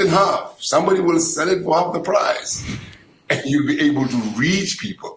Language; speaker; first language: English; non-native, local second language; Zulu